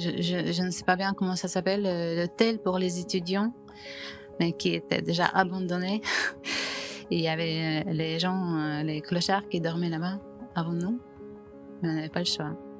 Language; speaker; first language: French; non-native, fluent; Ukrainian